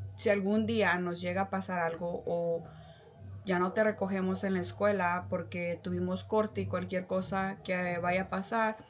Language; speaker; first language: Spanish; early bilingual, heritage; Spanish